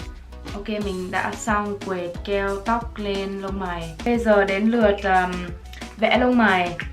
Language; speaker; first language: Vietnamese; early bilingual, heritage; Vietnamese